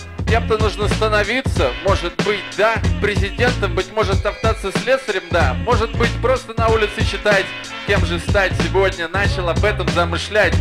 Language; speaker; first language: Russian; native; Russian